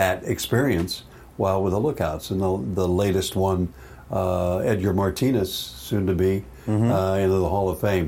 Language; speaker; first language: English; native; English